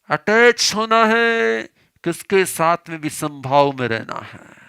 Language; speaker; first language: Hindi; non-native, local second language; Gujarati